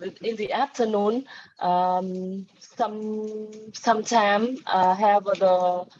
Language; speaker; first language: English; non-native, learner; Vietnamese